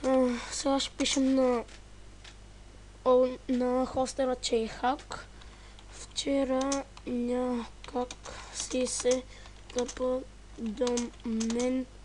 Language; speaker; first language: Bulgarian; native; Bulgarian